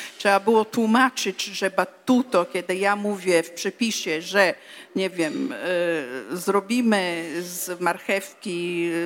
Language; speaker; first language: Polish; non-native, fluent; Italian